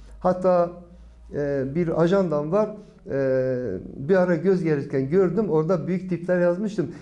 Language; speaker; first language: Turkish; non-native, local second language; Kurdish